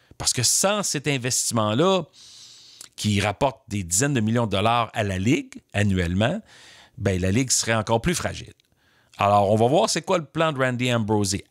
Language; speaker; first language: French; native; French